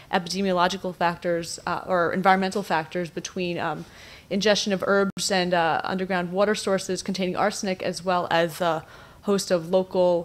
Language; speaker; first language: English; native; English